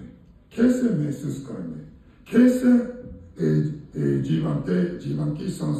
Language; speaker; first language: Hindi; non-native, fluent; Japanese